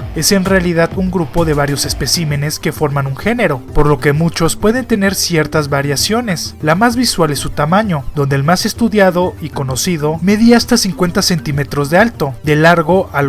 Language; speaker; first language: Spanish; native; Spanish